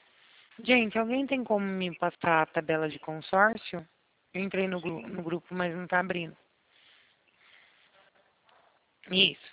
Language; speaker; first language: Portuguese; native; Portuguese